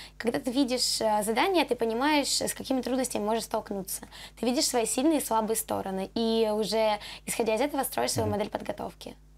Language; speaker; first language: Russian; native; Russian